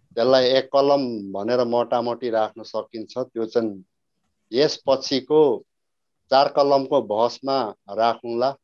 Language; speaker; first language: Nepali; non-native, local second language; Limbu